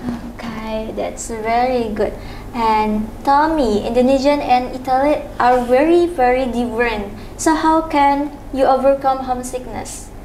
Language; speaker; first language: English; non-native, local second language; Indonesian